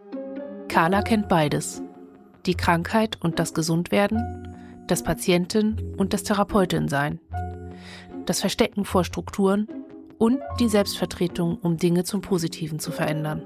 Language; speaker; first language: German; native; German